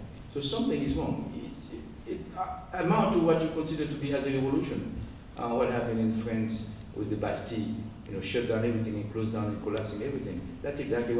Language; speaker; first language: English; non-native, fluent; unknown